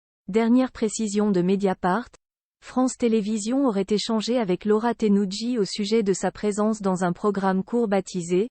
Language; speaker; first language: French; native; French